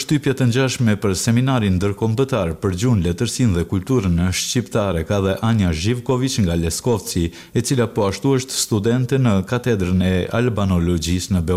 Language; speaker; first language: Albanian; native; Albanian